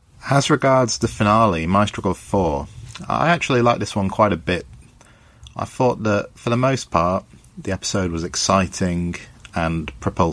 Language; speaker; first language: English; native; English